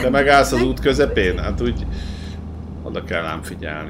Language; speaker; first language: Hungarian; native; Hungarian